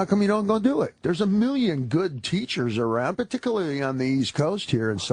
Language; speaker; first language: English; native; English